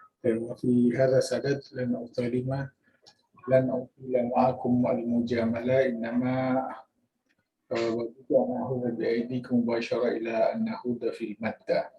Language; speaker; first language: Arabic; non-native, fluent; Indonesian